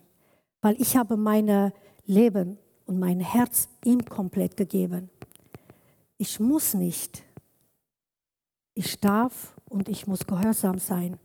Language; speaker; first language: German; non-native, learner; Kurdish